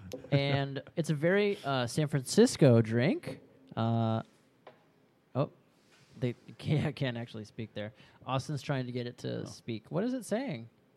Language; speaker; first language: English; native; English